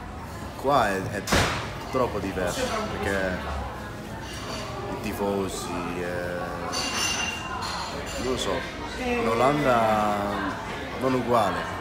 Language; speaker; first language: Italian; non-native, learner; Dutch